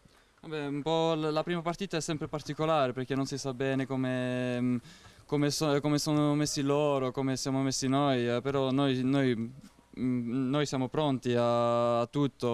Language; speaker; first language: Italian; non-native, fluent; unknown